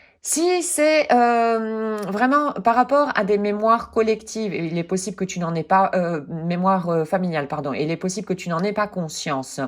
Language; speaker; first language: French; native; French